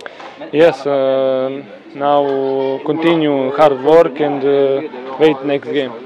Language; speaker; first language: English; non-native, learner; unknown